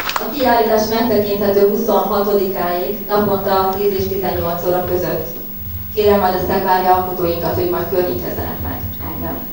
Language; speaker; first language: Hungarian; native; Hungarian